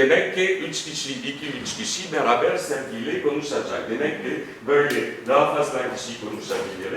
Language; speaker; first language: Turkish; non-native, fluent; French